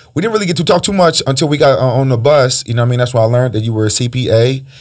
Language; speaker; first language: English; early bilingual, other home language; Spanish